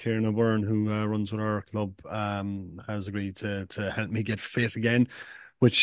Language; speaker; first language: English; native; English